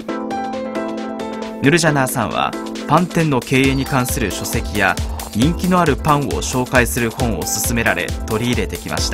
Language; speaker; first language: Japanese; native; Japanese